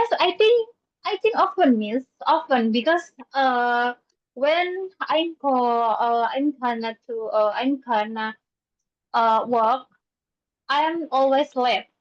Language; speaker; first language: English; non-native, learner; Indonesian